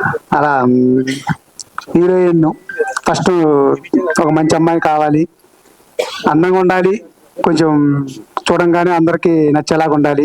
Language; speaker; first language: Telugu; native; Telugu